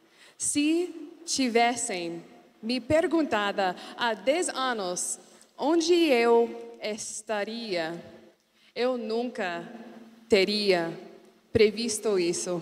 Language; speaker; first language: Portuguese; non-native, learner; English